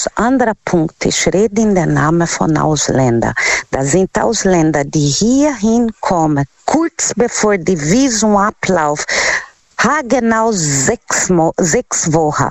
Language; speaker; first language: German; non-native, learner; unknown